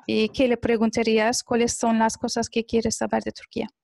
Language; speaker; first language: Spanish; non-native, fluent; Turkish